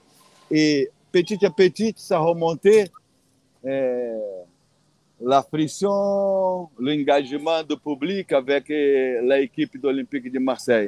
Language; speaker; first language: French; non-native, fluent; Portuguese